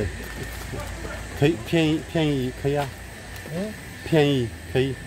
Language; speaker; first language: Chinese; non-native, learner; Slovak